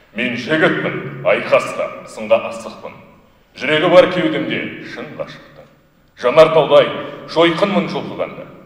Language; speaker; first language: Kazakh; non-native, local second language; Russian